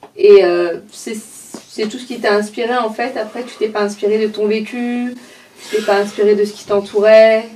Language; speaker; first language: French; native; French